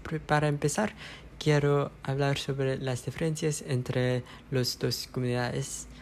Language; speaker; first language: Spanish; non-native, learner; English